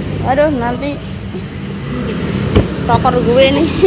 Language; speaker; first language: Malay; non-native, local second language; Javanese